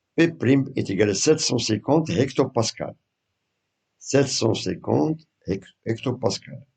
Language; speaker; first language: French; non-native, local second language; Arabic